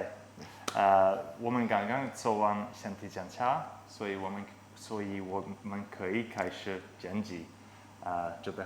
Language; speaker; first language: Chinese; non-native, learner; English